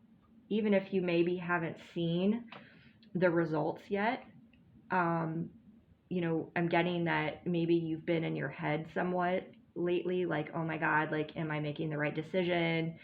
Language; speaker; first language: English; native; English